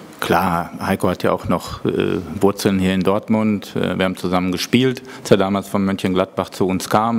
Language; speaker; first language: German; native; German